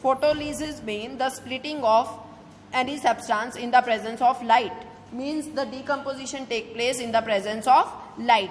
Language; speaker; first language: English; non-native, local second language; Hindi